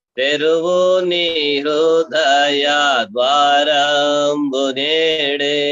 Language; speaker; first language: Telugu; non-native, local second language; Tamil